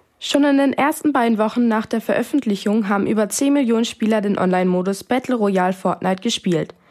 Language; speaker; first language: German; native; German